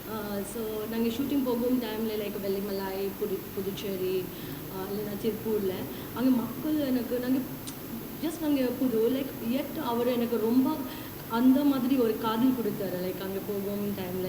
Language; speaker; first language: Tamil; non-native, learner; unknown